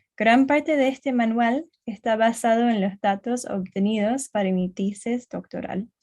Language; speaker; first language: Spanish; non-native, learner; English